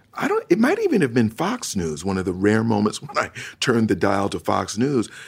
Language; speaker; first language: English; native; English